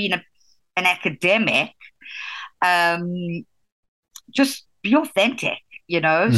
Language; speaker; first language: English; native; English